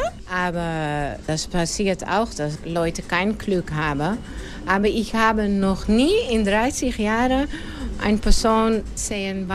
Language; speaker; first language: German; non-native, learner; Dutch